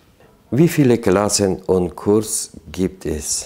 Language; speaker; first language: German; non-native, learner; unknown